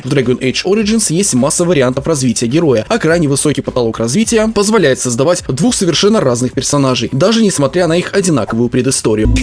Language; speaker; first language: Russian; native; Russian